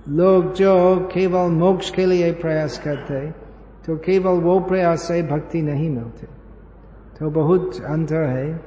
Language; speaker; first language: Hindi; non-native, fluent; English